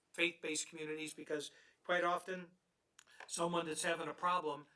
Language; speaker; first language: English; native; English